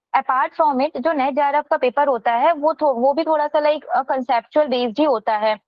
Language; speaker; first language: Hindi; native; Hindi